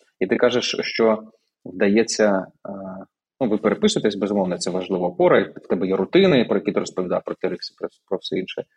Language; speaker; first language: Ukrainian; native; Ukrainian